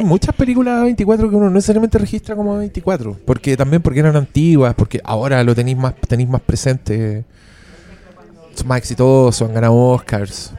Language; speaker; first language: Spanish; native; Spanish